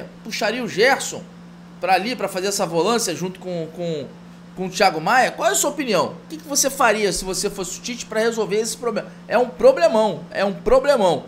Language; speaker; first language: Portuguese; native; Portuguese